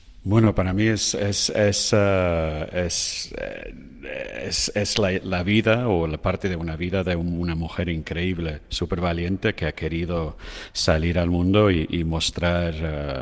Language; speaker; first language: Spanish; non-native, fluent; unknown